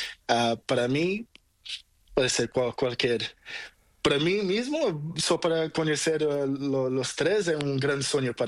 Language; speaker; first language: Spanish; non-native, learner; Portuguese